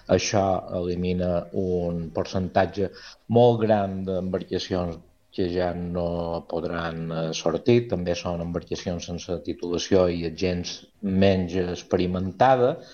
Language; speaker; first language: Catalan; native; Catalan